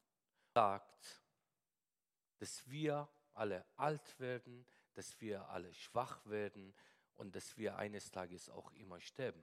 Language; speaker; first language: German; non-native, fluent; Persian